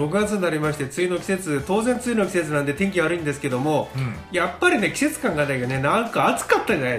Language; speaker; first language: Japanese; native; Japanese